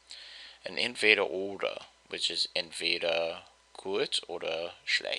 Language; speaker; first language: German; non-native, fluent; English